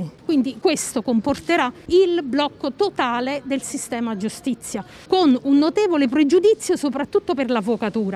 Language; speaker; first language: Italian; native; Italian